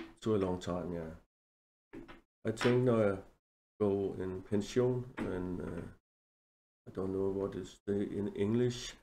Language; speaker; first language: English; non-native, learner; Danish